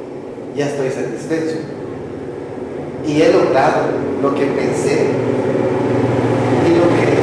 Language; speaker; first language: Spanish; non-native, local second language; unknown